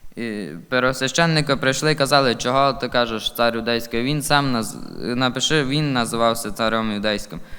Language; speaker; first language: Ukrainian; native; Ukrainian